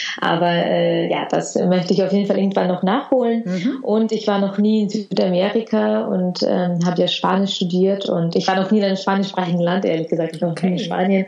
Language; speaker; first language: German; early bilingual, other home language; Russian